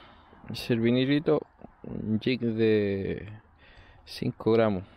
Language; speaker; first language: Spanish; native; Spanish